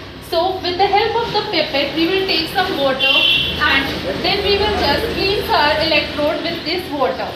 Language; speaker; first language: English; non-native, local second language; Hindi